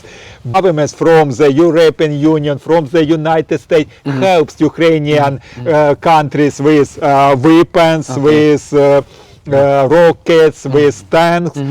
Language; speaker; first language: English; non-native, learner; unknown